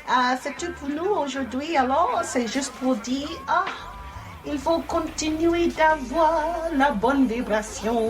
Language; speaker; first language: French; non-native, fluent; English